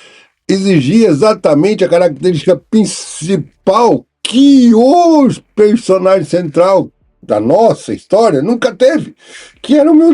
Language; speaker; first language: Portuguese; native; Portuguese